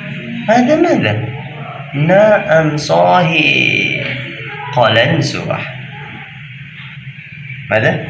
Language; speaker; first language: Arabic; non-native, fluent; Indonesian